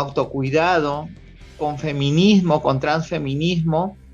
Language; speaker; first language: Spanish; native; Spanish